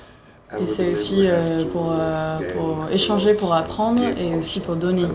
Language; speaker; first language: French; non-native, fluent; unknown